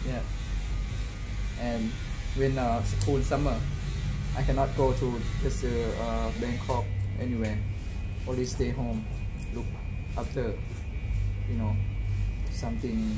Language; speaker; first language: English; non-native, learner; Thai